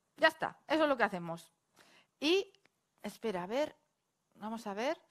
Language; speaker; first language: Spanish; native; Spanish